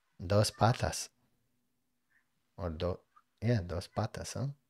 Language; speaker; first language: Spanish; non-native, learner; English